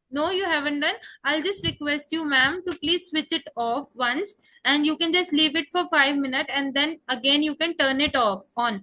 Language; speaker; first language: English; non-native, fluent; Hindi